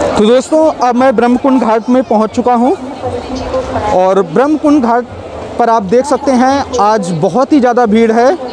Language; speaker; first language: Hindi; native; Hindi